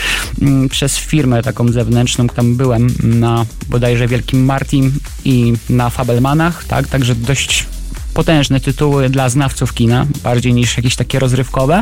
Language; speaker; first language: Polish; native; Polish